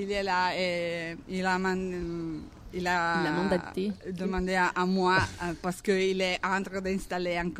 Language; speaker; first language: French; non-native, learner; Italian